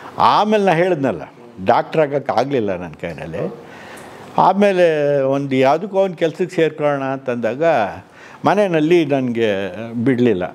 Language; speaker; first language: Kannada; native; Kannada